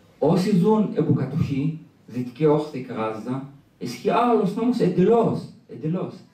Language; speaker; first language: Greek; early bilingual, other home language; Arabic